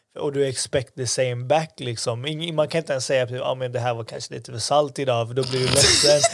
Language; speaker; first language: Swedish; early bilingual, other home language; Persian